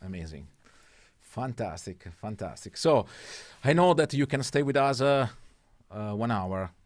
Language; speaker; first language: English; non-native, learner; Italian